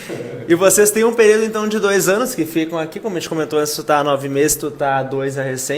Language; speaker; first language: Portuguese; native; Portuguese